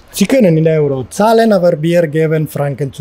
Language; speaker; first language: German; non-native, learner; Spanish